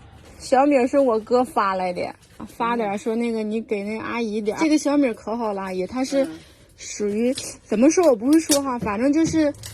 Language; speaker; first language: Chinese; native; Chinese